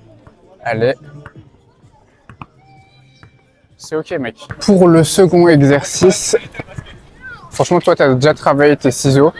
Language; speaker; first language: French; native; French